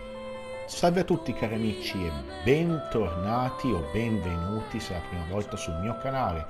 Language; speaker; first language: Italian; native; Italian